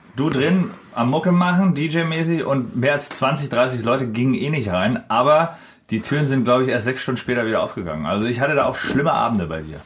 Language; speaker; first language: German; native; German